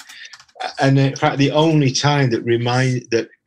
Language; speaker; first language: English; native; English